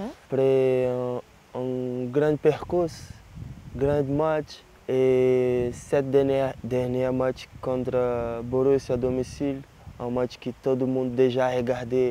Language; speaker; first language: French; non-native, learner; Portuguese